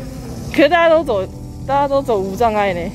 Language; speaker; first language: Chinese; native; Chinese